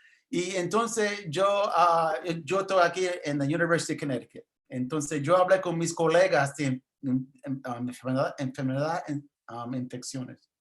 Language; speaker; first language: Spanish; early bilingual, heritage; English